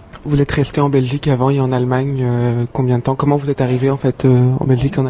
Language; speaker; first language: French; native; French